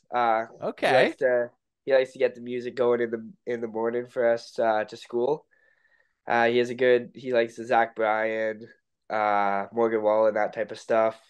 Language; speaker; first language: English; native; English